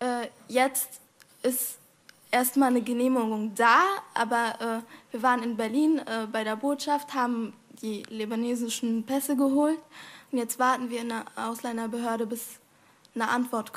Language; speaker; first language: German; non-native, fluent; Arabic